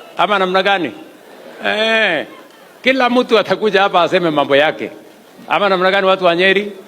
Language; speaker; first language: Swahili; non-native, local second language; Kalenjin